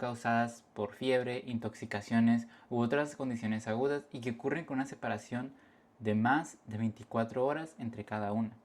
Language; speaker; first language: Spanish; native; Spanish